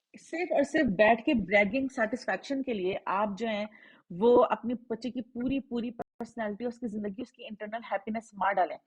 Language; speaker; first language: Hindi; native; Hindi